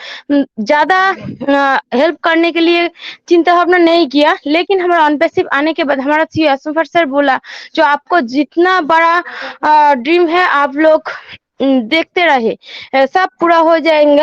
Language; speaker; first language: Hindi; non-native, learner; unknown